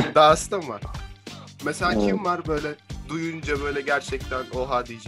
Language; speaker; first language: Turkish; native; Turkish